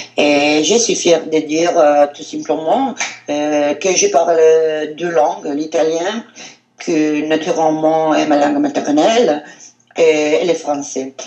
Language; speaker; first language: French; non-native, learner; Italian